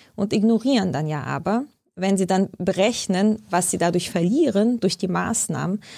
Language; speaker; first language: German; early bilingual, other home language; Lithuanian